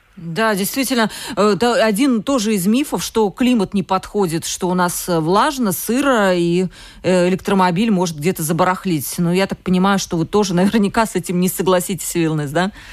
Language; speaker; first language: Russian; native; Russian